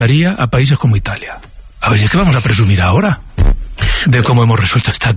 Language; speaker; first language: Spanish; native; Spanish